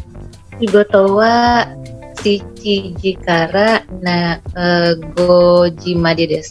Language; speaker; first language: Japanese; non-native, learner; Indonesian